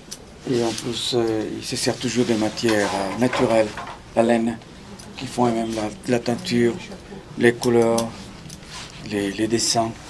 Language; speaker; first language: French; non-native, fluent; Spanish